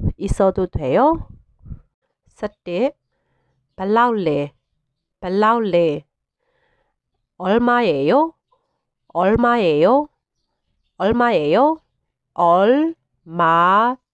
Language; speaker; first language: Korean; non-native, fluent; Burmese